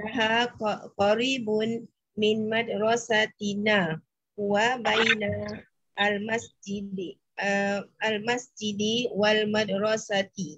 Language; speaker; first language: Arabic; non-native, learner; Malay